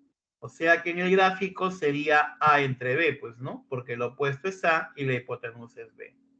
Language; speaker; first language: Spanish; native; Spanish